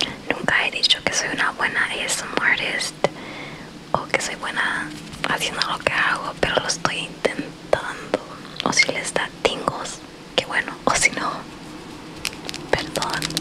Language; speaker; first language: Spanish; early bilingual, heritage; Spanish